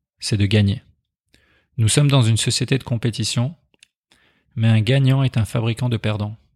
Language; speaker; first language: French; early bilingual, other home language; Persian